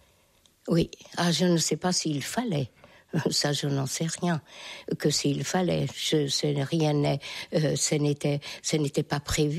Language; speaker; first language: French; non-native, fluent; Hungarian